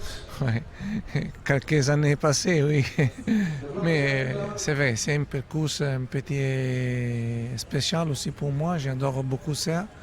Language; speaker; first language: French; non-native, learner; Italian